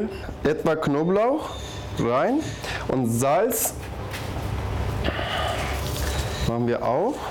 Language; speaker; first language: German; non-native, learner; Turkish